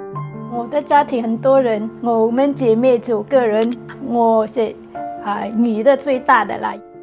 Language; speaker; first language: Chinese; non-native, fluent; Burmese